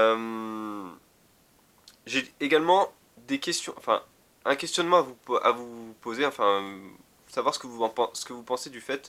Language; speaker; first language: French; native; French